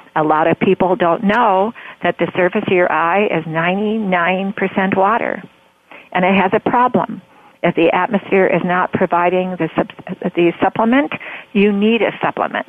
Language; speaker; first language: English; native; English